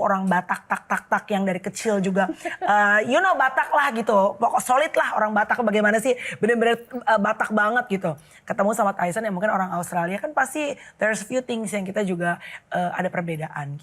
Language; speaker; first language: Indonesian; native; Indonesian